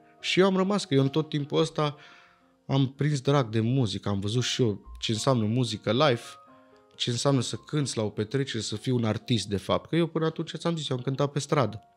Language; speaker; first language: Romanian; early bilingual, heritage; Romanian